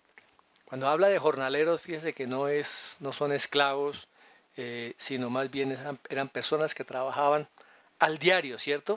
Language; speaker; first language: Spanish; native; Spanish